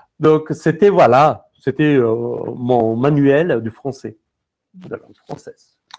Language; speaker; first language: French; non-native, fluent; Persian